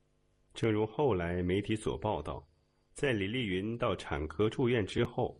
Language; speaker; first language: Chinese; native; Chinese